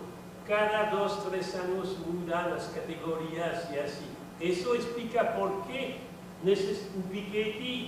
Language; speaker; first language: Portuguese; non-native, learner; French